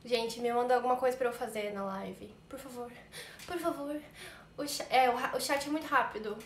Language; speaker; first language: Portuguese; native; Portuguese